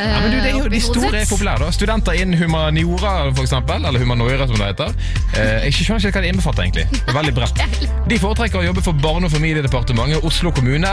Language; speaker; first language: Norwegian; native; Norwegian